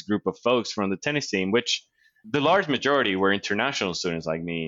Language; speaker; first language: English; non-native, fluent; Spanish